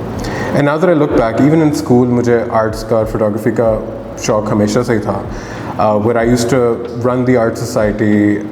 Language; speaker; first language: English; non-native, local second language; Urdu